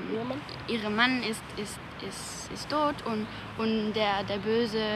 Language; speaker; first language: German; non-native, learner; French